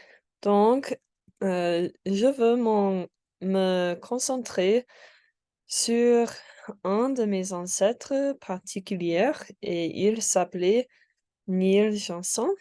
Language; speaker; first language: French; non-native, learner; English